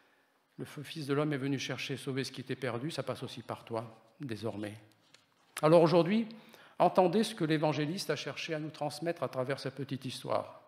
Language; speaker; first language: French; native; French